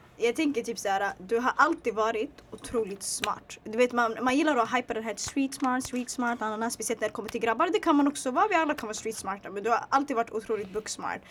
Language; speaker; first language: Swedish; early bilingual, other home language; Tigrinya